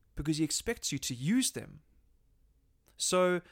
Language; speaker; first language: English; native; English